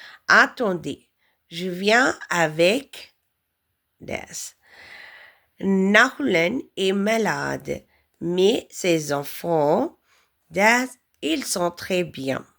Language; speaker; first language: French; non-native, learner; Tamil